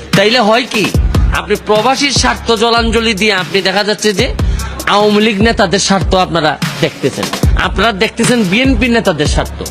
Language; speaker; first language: Bangla; native; Bangla